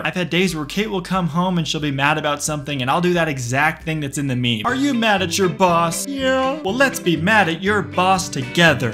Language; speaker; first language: English; native; English